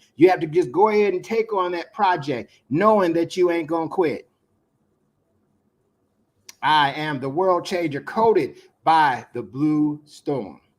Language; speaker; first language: English; native; English